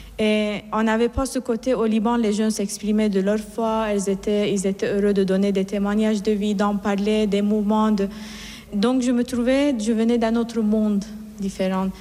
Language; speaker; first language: French; non-native, fluent; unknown